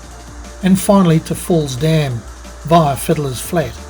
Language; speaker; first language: English; native; English